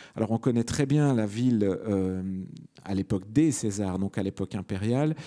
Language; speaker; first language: French; native; French